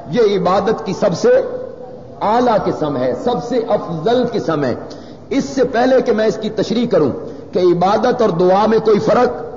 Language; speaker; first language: Urdu; non-native, local second language; Punjabi